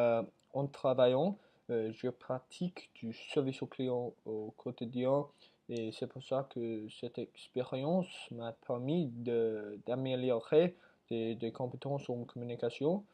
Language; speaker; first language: French; non-native, learner; English